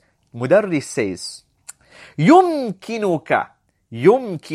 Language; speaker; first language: Arabic; non-native, fluent; English